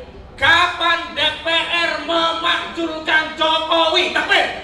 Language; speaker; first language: Indonesian; native; Indonesian